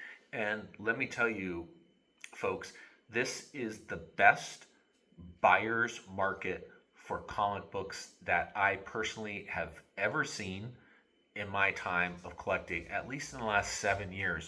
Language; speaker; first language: English; native; English